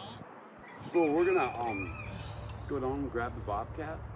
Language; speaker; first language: English; native; English